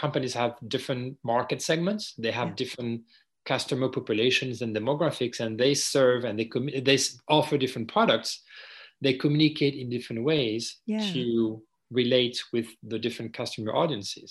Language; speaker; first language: English; non-native, fluent; French